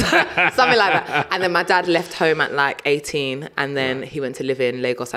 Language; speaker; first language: English; native; English